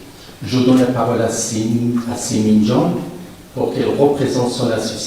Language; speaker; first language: French; non-native, fluent; Persian